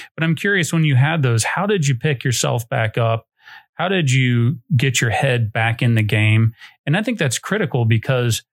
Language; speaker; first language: English; native; English